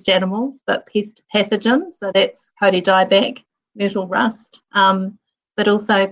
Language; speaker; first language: English; native; English